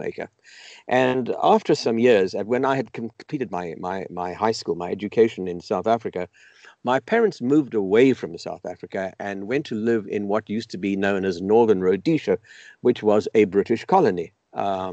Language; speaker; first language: English; native; English